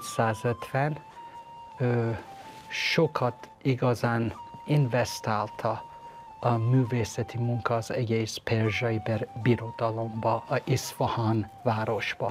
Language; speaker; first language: Hungarian; non-native, learner; Persian